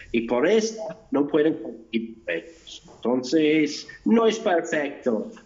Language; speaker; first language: Spanish; non-native, learner; English